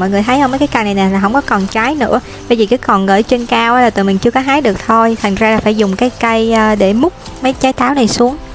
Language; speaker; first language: Vietnamese; native; Vietnamese